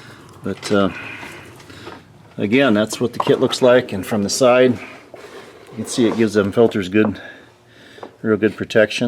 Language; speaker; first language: English; native; English